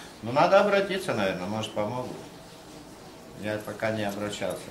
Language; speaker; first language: Russian; non-native, fluent; Georgian